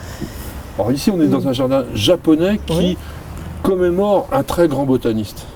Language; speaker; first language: French; native; French